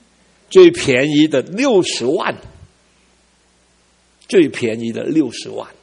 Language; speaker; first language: Chinese; early bilingual, heritage; Cantonese